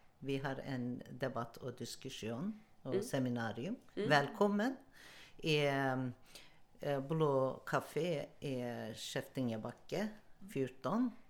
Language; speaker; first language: Swedish; non-native, learner; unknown